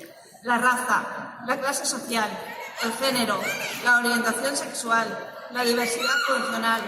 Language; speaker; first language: Spanish; native; Spanish